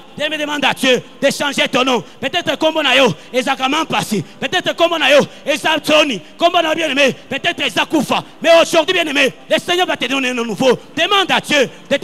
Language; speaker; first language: French; non-native, local second language; Lingala